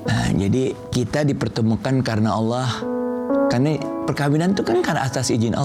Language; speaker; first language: Indonesian; native; Indonesian